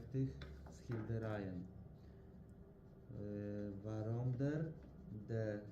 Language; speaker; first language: Dutch; non-native, learner; Russian